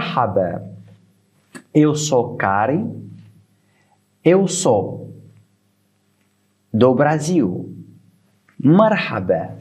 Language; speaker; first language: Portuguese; non-native, fluent; Arabic